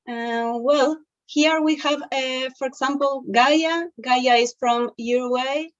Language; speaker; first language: English; non-native, learner; Spanish